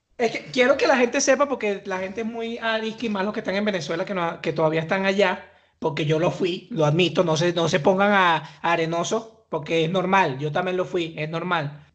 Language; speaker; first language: Spanish; native; Spanish